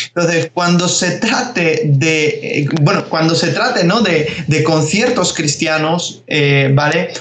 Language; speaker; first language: Spanish; early bilingual, other home language; Georgian